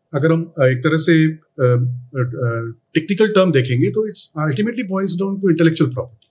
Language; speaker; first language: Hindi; non-native, local second language; Tamil